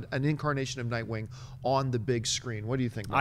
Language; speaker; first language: English; native; English